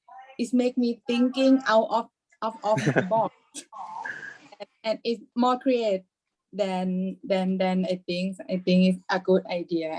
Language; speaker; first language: English; non-native, learner; Thai